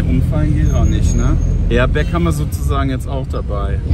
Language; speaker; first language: German; native; German